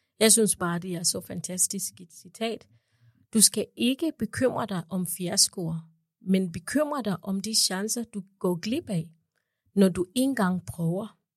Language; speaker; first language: Danish; non-native, fluent; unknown